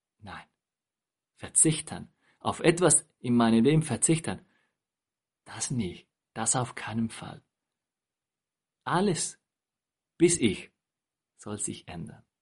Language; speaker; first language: German; non-native, fluent; Spanish